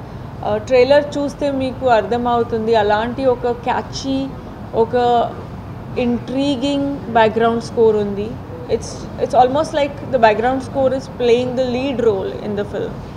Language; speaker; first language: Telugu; non-native, fluent; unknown